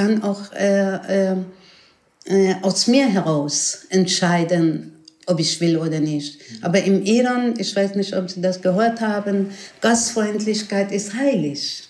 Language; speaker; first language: German; non-native, fluent; Persian